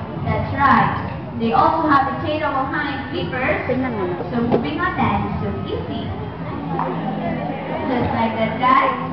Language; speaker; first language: English; non-native, local second language; Filipino